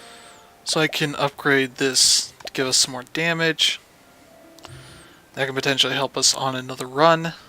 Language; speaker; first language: English; native; English